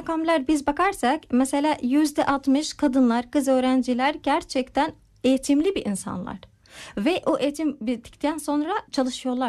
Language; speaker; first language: Turkish; non-native, learner; Arabic